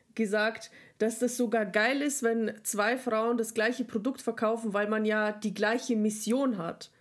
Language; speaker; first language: German; non-native, fluent; Russian